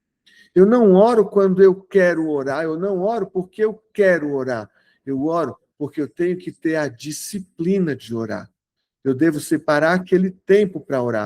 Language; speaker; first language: Portuguese; native; Portuguese